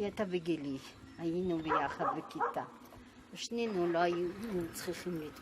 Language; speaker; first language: Hebrew; non-native, fluent; French